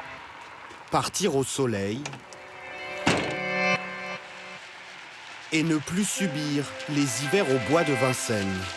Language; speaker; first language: French; native; French